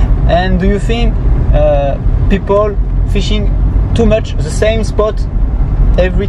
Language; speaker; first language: English; non-native, learner; French